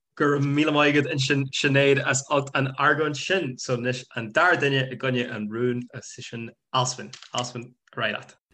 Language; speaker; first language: Irish; non-native, local second language; English